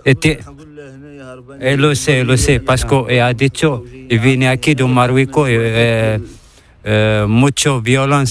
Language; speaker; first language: Spanish; non-native, learner; Arabic